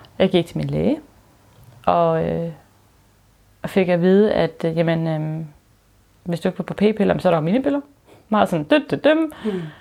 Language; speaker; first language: Danish; early bilingual, other home language; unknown